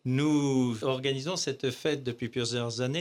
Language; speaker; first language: French; native; French